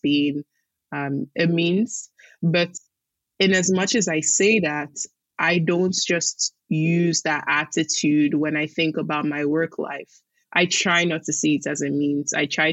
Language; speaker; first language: English; non-native, local second language; Igbo